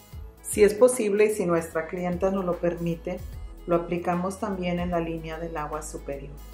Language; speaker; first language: Spanish; native; Spanish